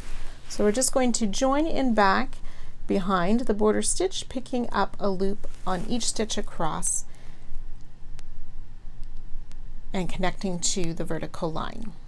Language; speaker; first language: English; native; English